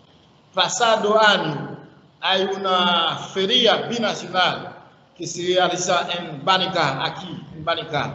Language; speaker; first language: Spanish; non-native, learner; Haitian Creole